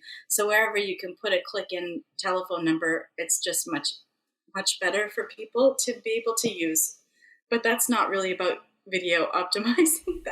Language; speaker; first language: English; native; English